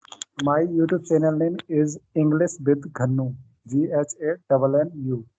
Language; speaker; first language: English; non-native, local second language; Hindi